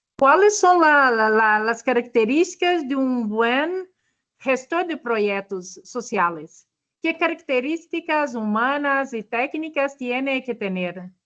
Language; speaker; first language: Spanish; non-native, learner; Portuguese